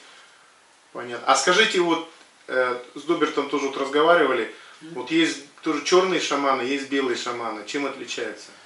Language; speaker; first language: Russian; native; Russian